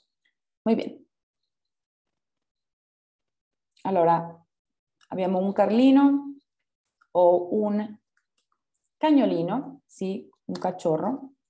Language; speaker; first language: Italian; non-native, fluent; Spanish